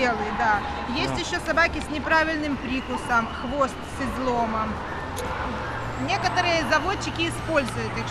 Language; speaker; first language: Russian; native; Russian